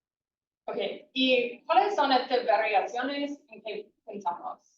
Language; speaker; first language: Spanish; non-native, fluent; English